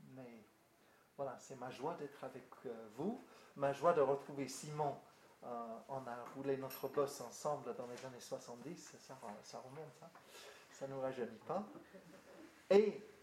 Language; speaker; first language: French; non-native, fluent; English